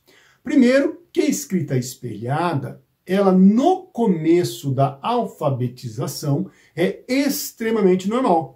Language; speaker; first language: Portuguese; native; Portuguese